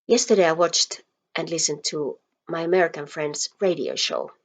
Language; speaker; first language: English; non-native, fluent; Finnish